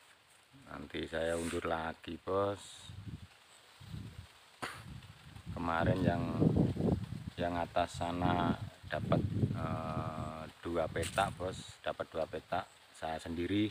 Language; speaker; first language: Indonesian; non-native, local second language; Javanese